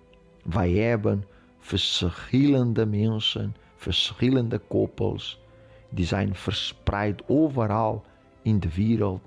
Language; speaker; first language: Dutch; non-native, fluent; Portuguese